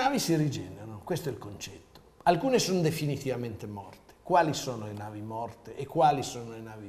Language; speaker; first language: Italian; native; Italian